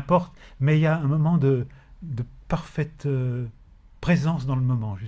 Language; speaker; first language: French; native; French